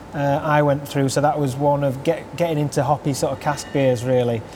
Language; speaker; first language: English; native; English